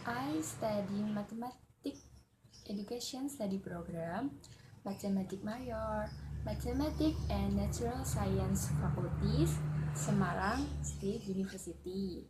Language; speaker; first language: English; non-native, learner; Indonesian